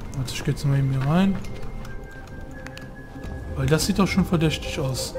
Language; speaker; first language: German; native; German